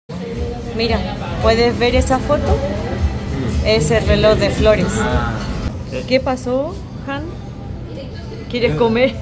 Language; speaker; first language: Spanish; native; Spanish